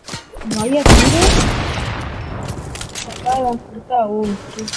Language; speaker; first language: Catalan; non-native, local second language; Spanish